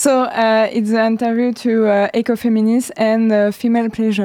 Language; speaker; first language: English; non-native, learner; French